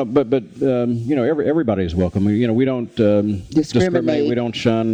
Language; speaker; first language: English; native; English